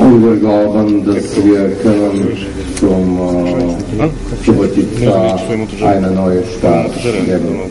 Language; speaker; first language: German; non-native, learner; Slovak